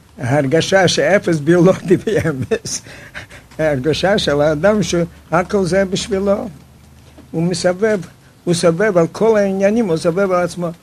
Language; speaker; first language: Hebrew; non-native, fluent; Yiddish